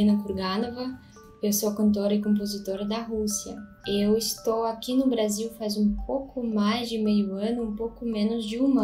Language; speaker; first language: Portuguese; non-native, fluent; Russian